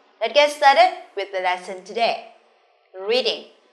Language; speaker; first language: English; non-native, fluent; Vietnamese